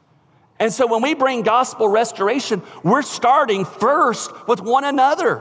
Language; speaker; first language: English; native; English